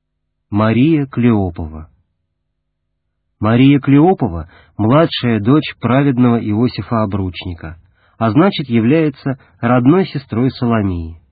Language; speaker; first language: Russian; native; Russian